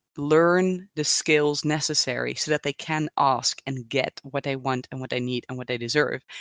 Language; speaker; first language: English; non-native, fluent; Dutch